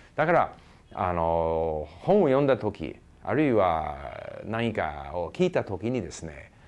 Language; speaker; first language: Japanese; non-native, fluent; English